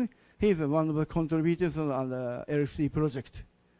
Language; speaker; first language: English; non-native, learner; Japanese